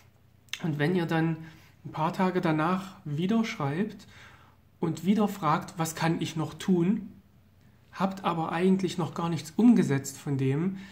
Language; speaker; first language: German; native; German